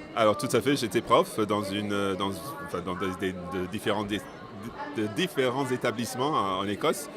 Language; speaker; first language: French; non-native, fluent; English